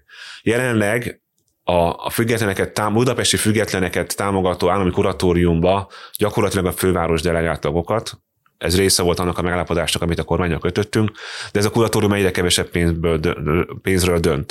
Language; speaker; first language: Hungarian; native; Hungarian